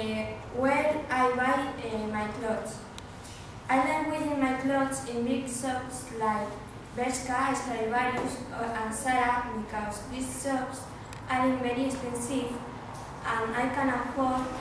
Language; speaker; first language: English; non-native, learner; Spanish